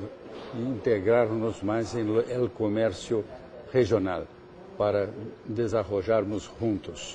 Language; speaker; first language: Spanish; non-native, fluent; Portuguese